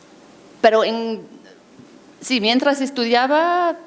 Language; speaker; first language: Spanish; non-native, fluent; English